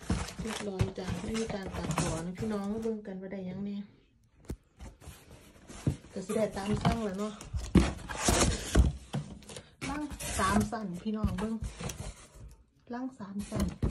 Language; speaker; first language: Thai; non-native, local second language; Northeastern Thai